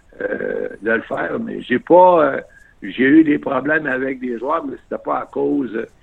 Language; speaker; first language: French; native; French